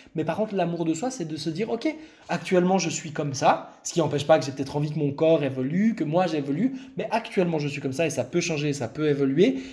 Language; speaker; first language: French; non-native, local second language; Arabic